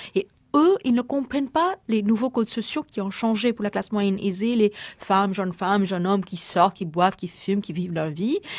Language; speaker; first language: French; non-native, fluent; Bangla